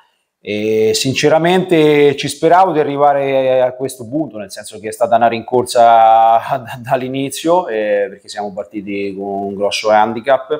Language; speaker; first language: Italian; native; Italian